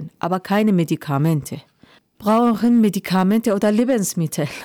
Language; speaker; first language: German; non-native, learner; Persian